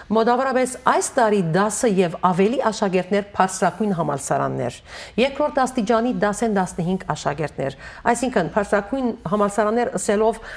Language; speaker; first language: Armenian; native; Armenian